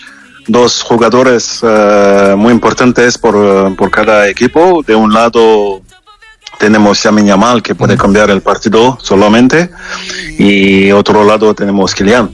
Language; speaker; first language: Spanish; non-native, fluent; French